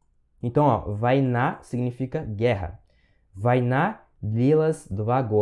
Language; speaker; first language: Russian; non-native, fluent; Portuguese